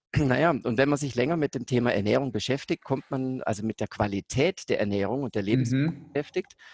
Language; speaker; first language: German; native; German